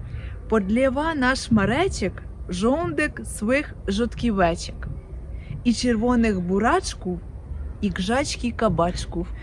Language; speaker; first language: Polish; non-native, learner; Russian